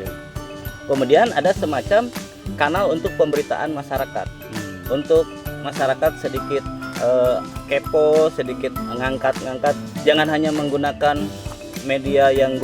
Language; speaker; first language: Indonesian; non-native, local second language; Sundanese